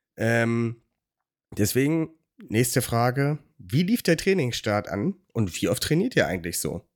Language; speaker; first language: German; native; German